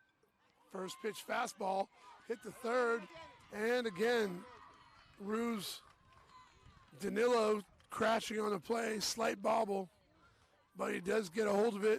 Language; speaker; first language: English; native; English